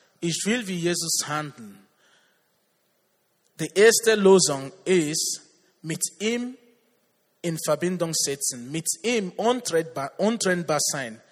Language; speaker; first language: German; non-native, learner; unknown